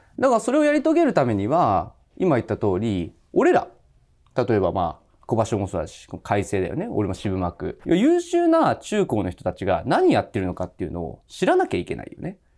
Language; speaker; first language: Japanese; native; Japanese